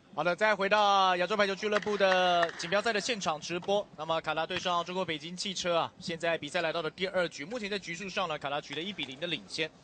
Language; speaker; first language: Chinese; native; Chinese